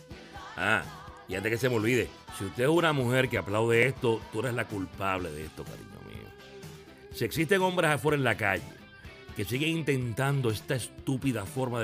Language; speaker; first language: Spanish; native; Spanish